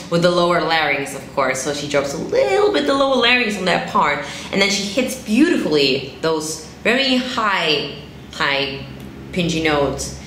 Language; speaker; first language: English; non-native, fluent; German